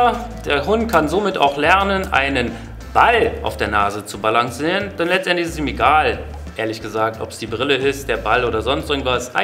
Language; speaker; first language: German; native; German